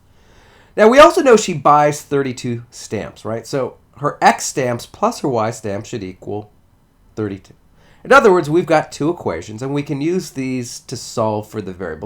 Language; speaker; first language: English; native; English